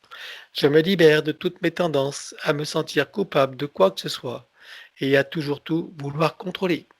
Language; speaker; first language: French; native; French